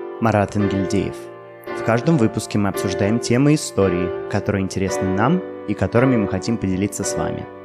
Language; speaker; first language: Russian; native; Russian